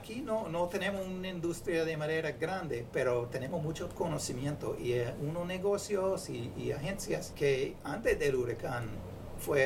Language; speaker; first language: Spanish; non-native, fluent; English